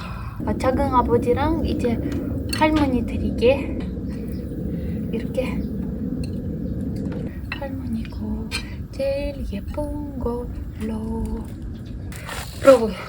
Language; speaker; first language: Korean; non-native, fluent; Ukrainian